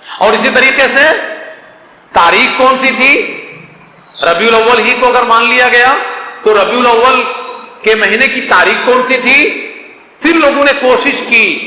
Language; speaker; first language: Urdu; native; Urdu